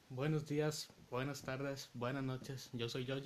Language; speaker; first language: Spanish; native; Spanish